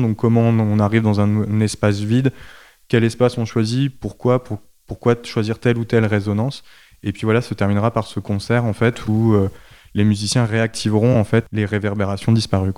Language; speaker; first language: French; native; French